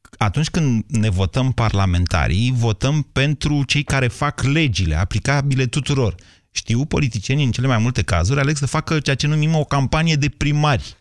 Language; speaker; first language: Romanian; native; Romanian